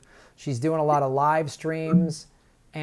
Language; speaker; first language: English; native; English